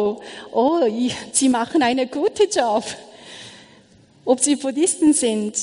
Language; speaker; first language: German; non-native, learner; Korean